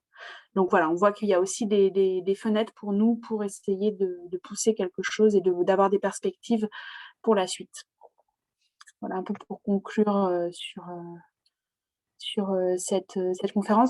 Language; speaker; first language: French; native; French